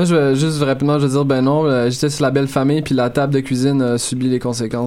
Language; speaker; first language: French; native; French